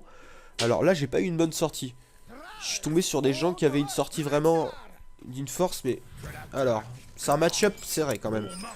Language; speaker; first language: French; native; French